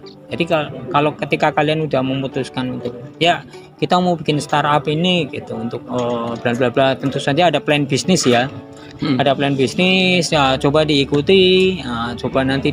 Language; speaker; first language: Indonesian; native; Indonesian